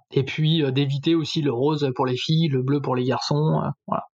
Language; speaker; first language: French; native; French